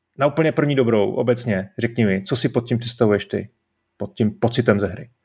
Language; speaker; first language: Czech; native; Czech